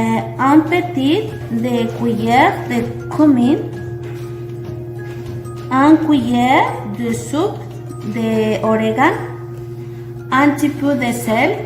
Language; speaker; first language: French; non-native, learner; Spanish